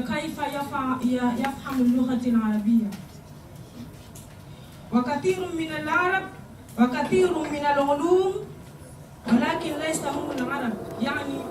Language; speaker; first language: Arabic; non-native, learner; Malagasy